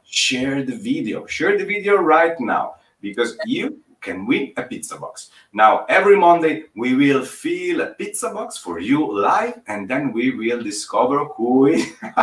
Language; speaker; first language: English; non-native, fluent; Italian